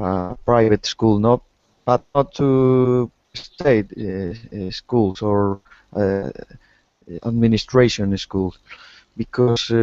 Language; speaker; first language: English; non-native, learner; Spanish